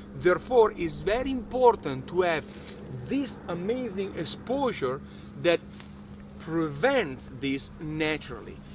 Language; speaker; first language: English; non-native, fluent; Italian